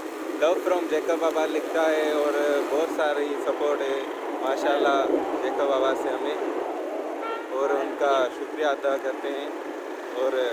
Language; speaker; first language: Hindi; non-native, local second language; Sindhi